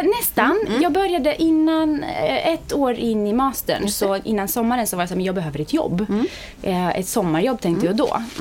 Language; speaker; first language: Swedish; non-native, fluent; Romanian